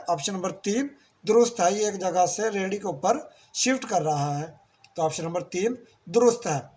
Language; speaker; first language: Urdu; non-native, local second language; Punjabi